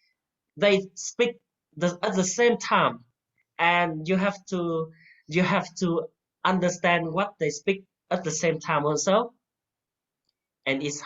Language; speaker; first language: English; non-native, fluent; Vietnamese